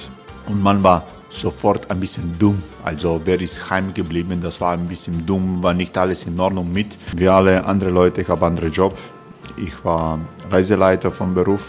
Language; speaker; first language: German; non-native, learner; Croatian